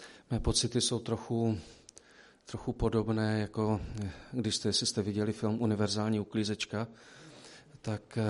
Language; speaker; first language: Czech; native; Czech